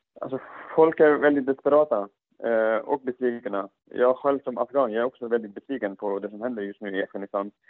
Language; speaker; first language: Swedish; non-native, fluent; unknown